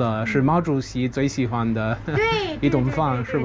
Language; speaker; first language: Chinese; non-native, fluent; English